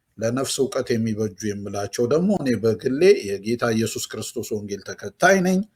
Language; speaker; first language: Amharic; native; Amharic